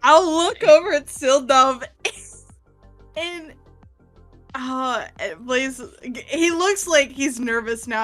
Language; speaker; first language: English; native; English